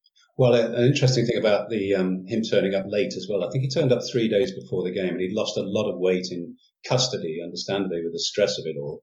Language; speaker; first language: English; native; English